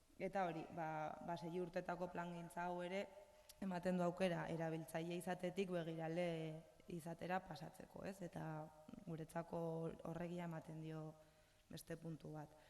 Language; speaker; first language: Basque; non-native, local second language; Spanish